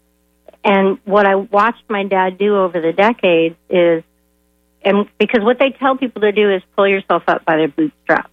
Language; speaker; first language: English; native; English